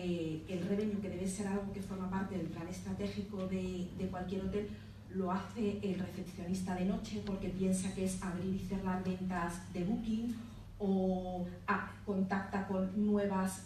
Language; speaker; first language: Spanish; native; Spanish